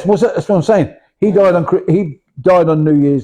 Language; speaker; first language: English; native; English